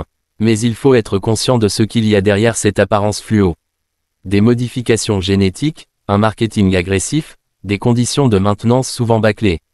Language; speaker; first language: French; native; French